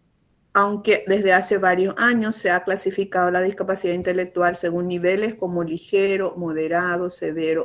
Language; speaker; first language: Spanish; native; Spanish